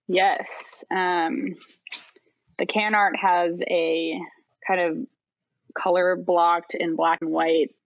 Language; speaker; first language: English; native; English